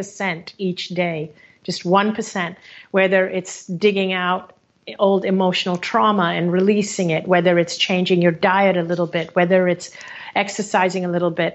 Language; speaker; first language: English; native; English